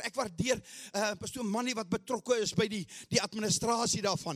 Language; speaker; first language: Afrikaans; early bilingual, heritage; Afrikaans